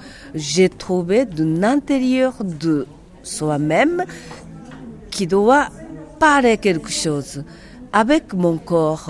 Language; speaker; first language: French; non-native, learner; Japanese